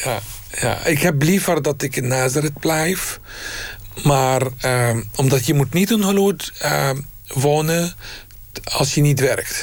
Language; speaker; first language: Dutch; non-native, fluent; Arabic